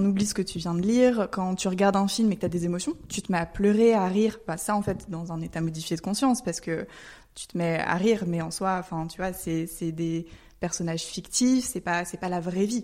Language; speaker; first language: French; native; French